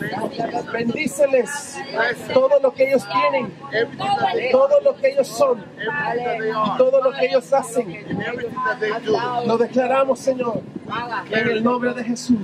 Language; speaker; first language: Spanish; native; Spanish